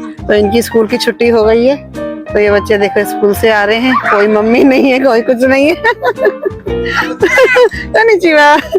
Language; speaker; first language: Hindi; native; Hindi